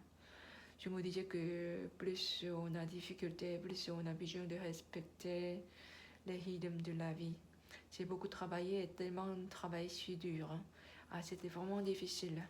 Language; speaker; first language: French; non-native, learner; Korean